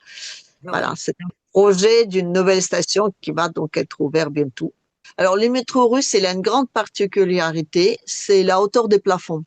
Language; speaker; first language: French; non-native, fluent; Russian